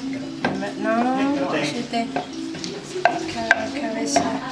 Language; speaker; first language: French; non-native, learner; Thai